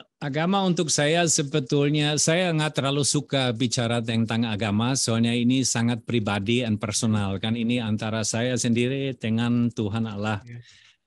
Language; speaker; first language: Indonesian; non-native, fluent; German